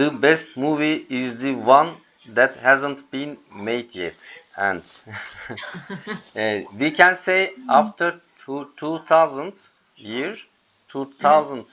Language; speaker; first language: English; non-native, learner; Turkish